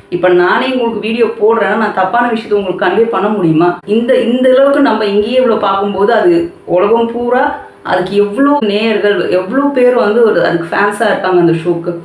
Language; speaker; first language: Tamil; non-native, local second language; Telugu